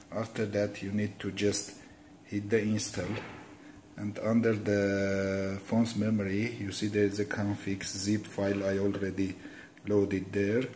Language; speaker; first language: English; non-native, fluent; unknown